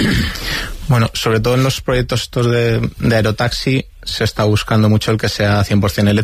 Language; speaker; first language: Spanish; native; Spanish